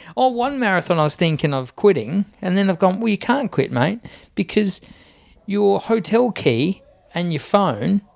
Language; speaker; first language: English; native; English